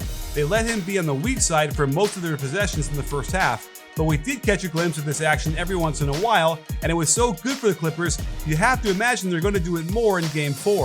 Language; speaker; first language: English; native; English